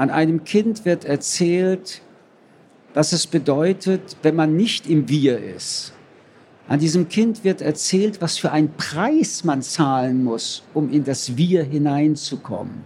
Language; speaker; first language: German; early bilingual, other home language; French